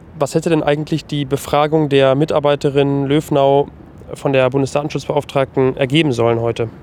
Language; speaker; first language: German; native; German